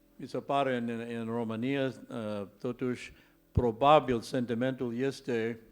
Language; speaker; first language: Romanian; non-native, learner; English